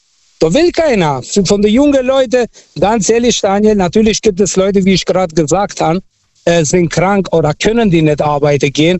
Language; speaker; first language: German; early bilingual, other home language; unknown